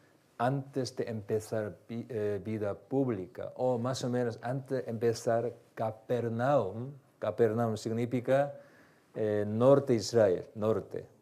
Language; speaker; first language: Spanish; non-native, learner; Korean